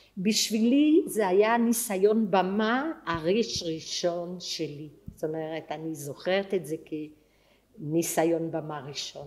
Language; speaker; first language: Hebrew; non-native, fluent; French